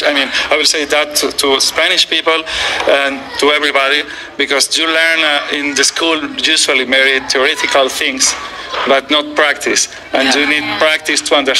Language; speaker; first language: English; non-native, fluent; Spanish